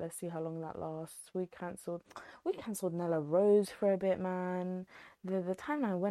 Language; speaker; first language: English; native; English